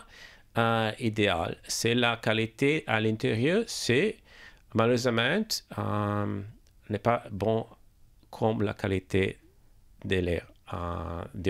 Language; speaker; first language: French; non-native, learner; English